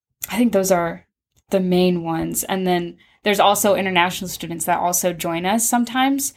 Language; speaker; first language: English; early bilingual, other home language; Spanish